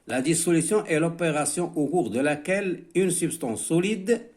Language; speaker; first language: French; non-native, local second language; Arabic